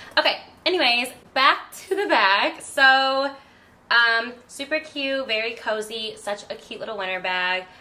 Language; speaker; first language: English; native; English